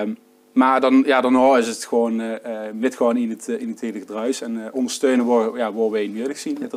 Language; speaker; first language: Dutch; native; Dutch